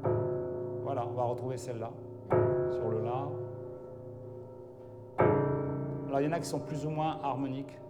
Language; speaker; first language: French; native; French